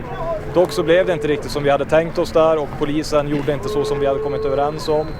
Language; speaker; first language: Swedish; native; Swedish